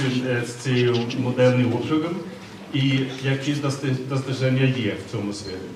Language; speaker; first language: Ukrainian; non-native, fluent; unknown